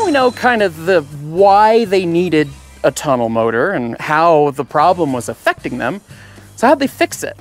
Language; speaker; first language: English; native; English